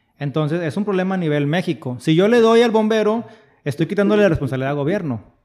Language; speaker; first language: Spanish; native; Spanish